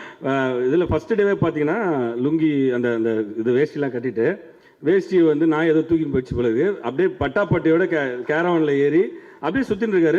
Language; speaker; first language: Tamil; native; Tamil